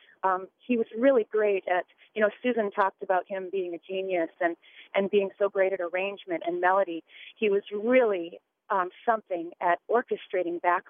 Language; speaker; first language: English; native; English